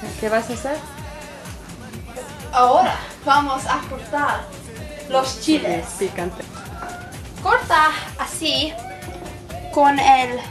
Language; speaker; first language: Spanish; non-native, learner; English